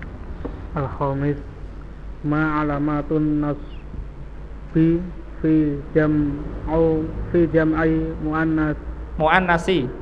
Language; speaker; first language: Arabic; non-native, learner; Indonesian